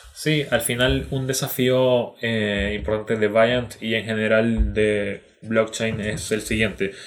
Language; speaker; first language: Spanish; native; Spanish